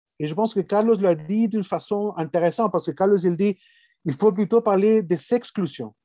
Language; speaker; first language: French; non-native, fluent; Spanish